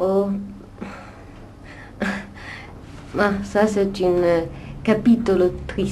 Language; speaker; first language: French; non-native, fluent; Italian